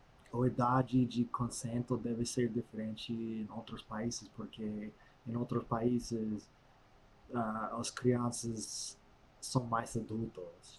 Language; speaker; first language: Portuguese; non-native, fluent; English